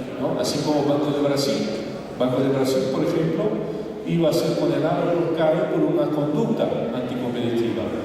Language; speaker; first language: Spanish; non-native, fluent; Portuguese